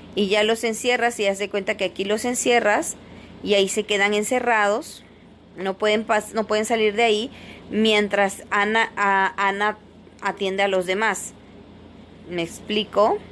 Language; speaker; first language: Spanish; native; Spanish